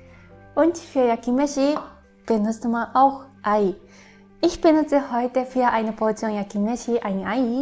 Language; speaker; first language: German; non-native, learner; Japanese